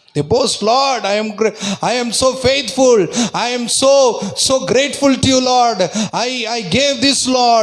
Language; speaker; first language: English; non-native, local second language; Telugu